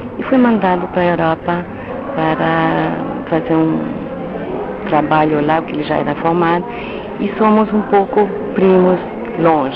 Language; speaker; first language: Portuguese; non-native, fluent; French